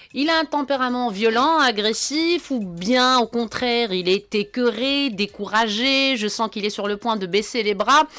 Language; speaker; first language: French; non-native, local second language; Arabic